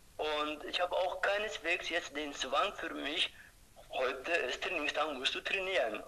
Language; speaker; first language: German; non-native, fluent; Turkish